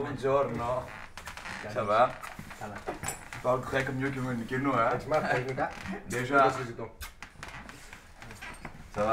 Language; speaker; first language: French; non-native, fluent; Greek